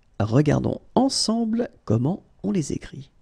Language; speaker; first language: French; native; French